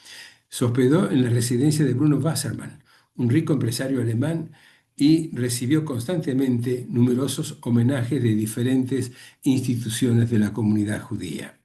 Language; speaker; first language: Spanish; native; Spanish